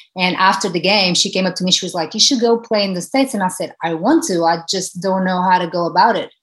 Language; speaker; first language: English; non-native, fluent; Portuguese